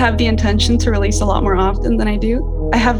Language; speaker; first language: English; native; English